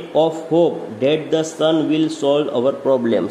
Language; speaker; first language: English; non-native, local second language; Gujarati